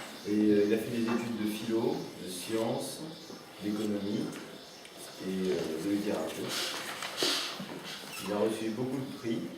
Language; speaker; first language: French; non-native, learner; Spanish